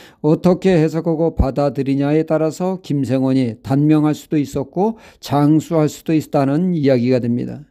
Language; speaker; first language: Korean; native; Korean